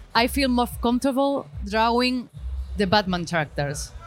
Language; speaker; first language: English; non-native, learner; Spanish